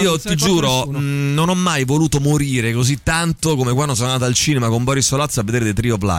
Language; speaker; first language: Italian; native; Italian